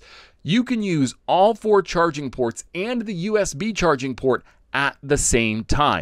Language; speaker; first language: English; native; English